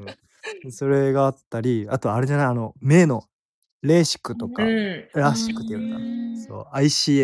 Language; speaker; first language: Japanese; native; Japanese